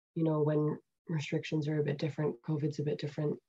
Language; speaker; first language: English; native; English